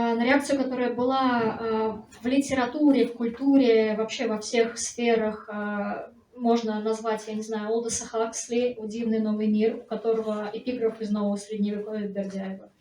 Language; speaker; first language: Russian; native; Russian